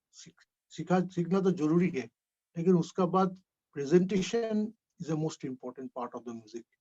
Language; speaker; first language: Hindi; non-native, local second language; Bangla